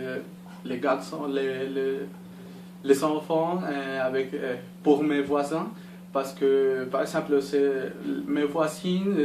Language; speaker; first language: French; non-native, learner; Spanish